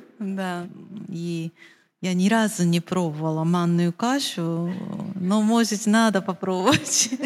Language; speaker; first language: Russian; non-native, fluent; Japanese